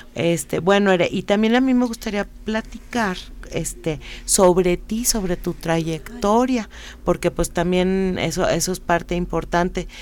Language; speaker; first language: Spanish; native; Spanish